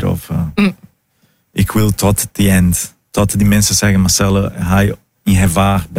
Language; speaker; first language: Dutch; non-native, learner; Portuguese